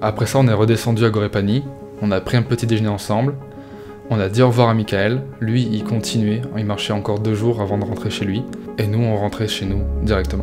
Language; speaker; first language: French; native; French